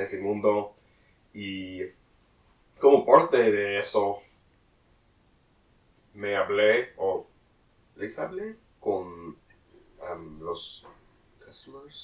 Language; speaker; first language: Spanish; non-native, learner; English